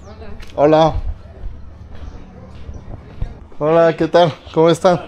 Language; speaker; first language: Spanish; non-native, fluent; French